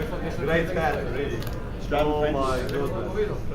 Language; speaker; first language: English; non-native, learner; Polish